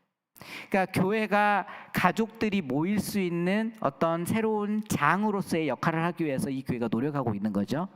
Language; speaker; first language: Korean; native; Korean